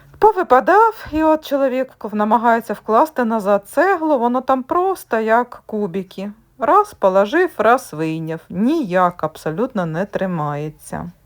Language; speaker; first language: Ukrainian; native; Ukrainian